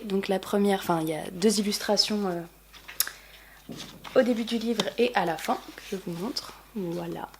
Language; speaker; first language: French; native; French